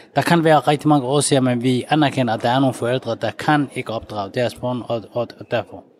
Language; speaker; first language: Danish; non-native, fluent; Somali